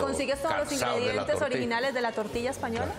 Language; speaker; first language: Spanish; native; Spanish